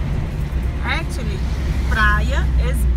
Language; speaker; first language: English; non-native, learner; Portuguese